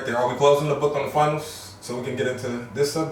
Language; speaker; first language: English; native; English